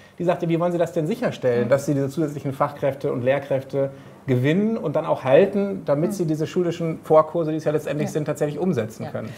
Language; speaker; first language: German; native; German